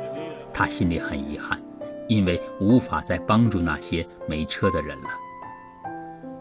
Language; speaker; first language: Chinese; native; Chinese